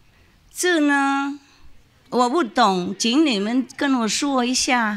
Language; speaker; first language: Chinese; non-native, fluent; Vietnamese